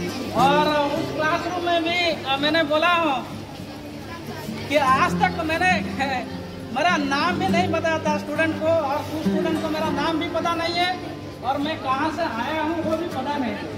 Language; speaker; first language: Hindi; non-native, local second language; Odia